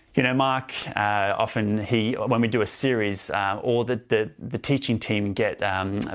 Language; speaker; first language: English; native; English